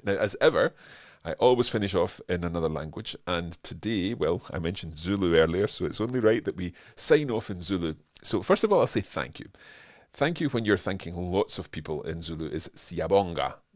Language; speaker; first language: English; native; English